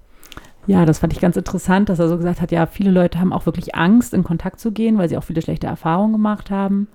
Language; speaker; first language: German; native; German